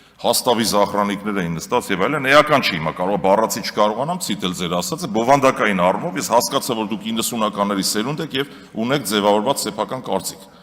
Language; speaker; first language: Armenian; native; Armenian